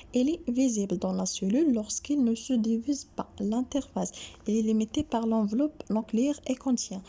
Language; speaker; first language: French; non-native, local second language; Arabic